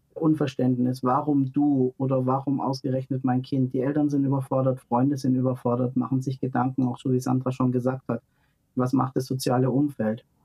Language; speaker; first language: German; native; German